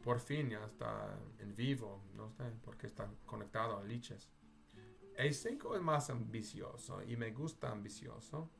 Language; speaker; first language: Spanish; non-native, learner; English